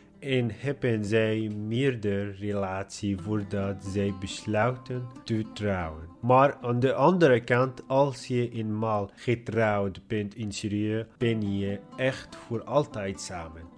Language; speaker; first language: Dutch; non-native, learner; Arabic